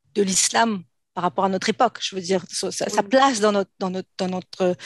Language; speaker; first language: French; native; French